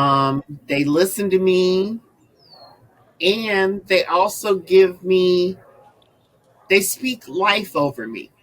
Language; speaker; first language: English; native; English